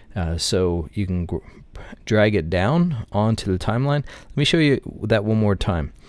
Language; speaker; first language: English; native; English